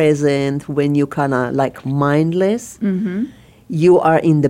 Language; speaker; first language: English; non-native, learner; Hebrew